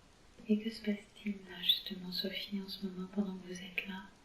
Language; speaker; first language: French; native; French